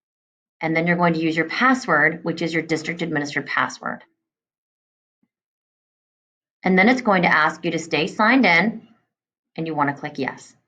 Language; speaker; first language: English; native; English